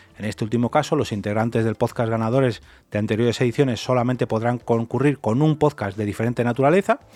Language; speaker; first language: Spanish; native; Spanish